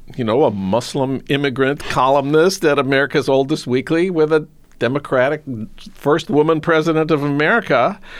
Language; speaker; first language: English; native; English